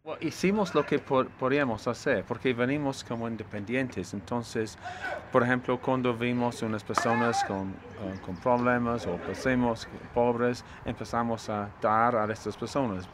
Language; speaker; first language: Spanish; non-native, learner; English